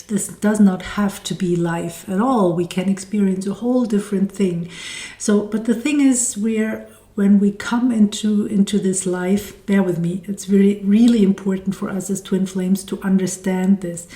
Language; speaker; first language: English; non-native, fluent; German